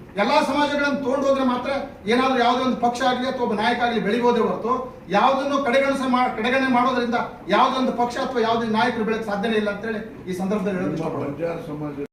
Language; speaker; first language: Kannada; non-native, local second language; Lambadi